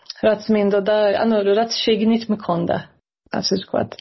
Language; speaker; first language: Georgian; early bilingual, heritage; Georgian